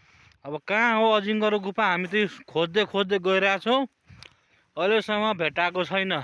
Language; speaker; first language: Nepali; non-native, local second language; Maithili